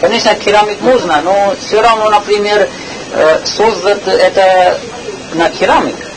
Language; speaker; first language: Russian; non-native, learner; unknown